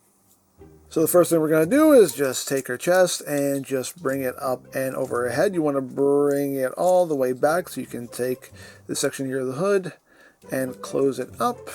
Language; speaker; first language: English; native; English